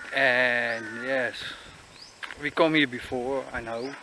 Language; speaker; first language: English; non-native, learner; Dutch